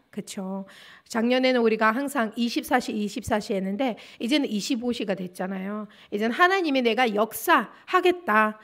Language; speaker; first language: Korean; non-native, fluent; Russian